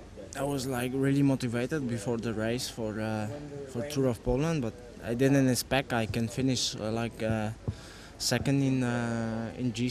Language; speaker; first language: English; non-native, fluent; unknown